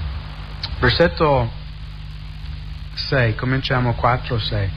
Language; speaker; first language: Italian; non-native, fluent; English